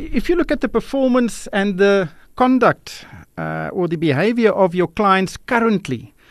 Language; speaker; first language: English; non-native, local second language; Afrikaans